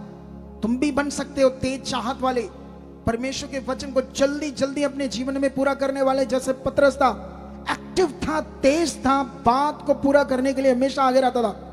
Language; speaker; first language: Hindi; native; Hindi